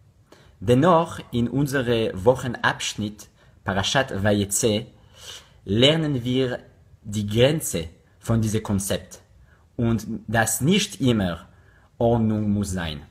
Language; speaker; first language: German; non-native, learner; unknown